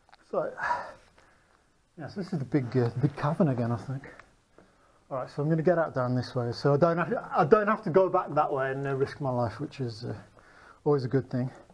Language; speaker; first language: English; native; English